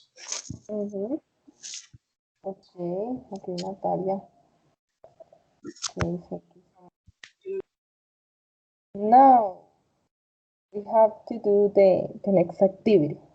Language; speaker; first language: English; non-native, fluent; Spanish